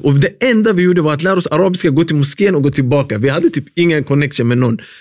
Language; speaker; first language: Swedish; early bilingual, other home language; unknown